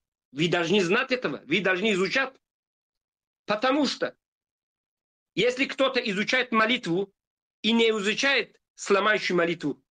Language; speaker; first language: Russian; non-native, fluent; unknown